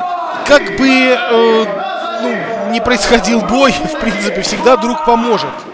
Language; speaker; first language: Russian; native; Russian